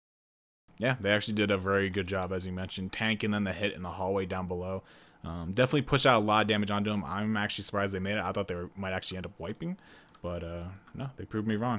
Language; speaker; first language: English; native; English